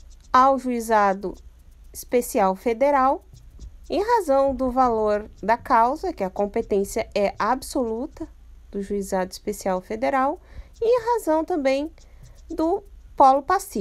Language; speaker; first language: Portuguese; native; Portuguese